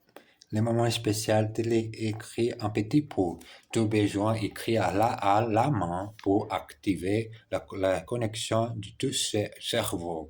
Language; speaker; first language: French; non-native, learner; Portuguese